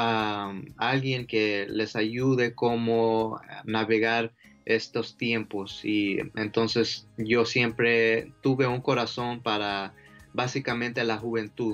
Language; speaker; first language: Spanish; early bilingual, heritage; Spanish